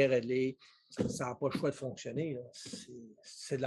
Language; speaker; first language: French; native; French